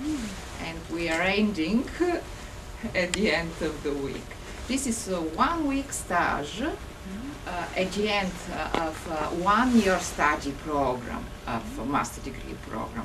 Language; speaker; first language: English; non-native, fluent; Bulgarian